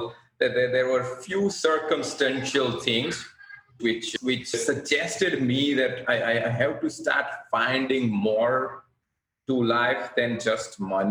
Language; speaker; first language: English; non-native, local second language; Gujarati